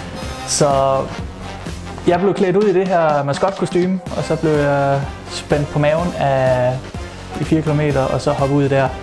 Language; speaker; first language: Danish; native; Danish